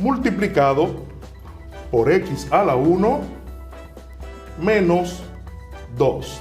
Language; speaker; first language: Spanish; native; Spanish